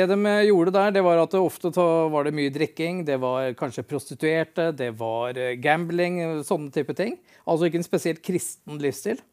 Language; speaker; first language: Norwegian; native; Norwegian